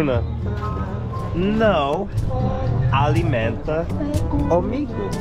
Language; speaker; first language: Portuguese; non-native, learner; English